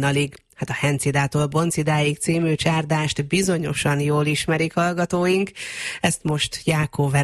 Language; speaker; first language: Hungarian; native; Hungarian